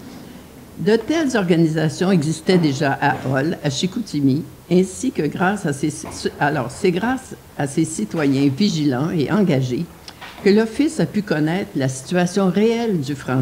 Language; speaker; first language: French; native; French